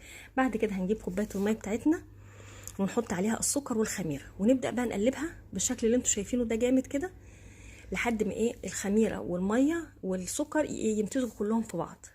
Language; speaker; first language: Arabic; native; Arabic